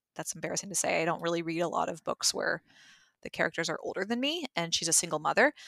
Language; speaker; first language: English; native; English